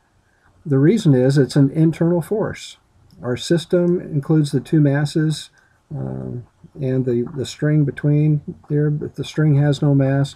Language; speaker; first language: English; native; English